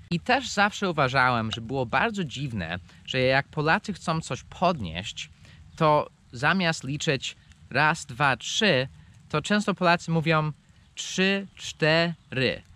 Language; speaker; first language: Polish; non-native, fluent; English